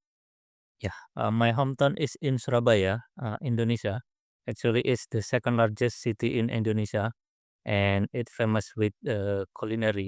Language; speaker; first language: English; non-native, learner; Indonesian